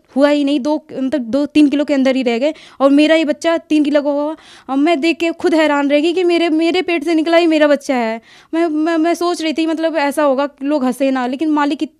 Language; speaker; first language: Hindi; native; Hindi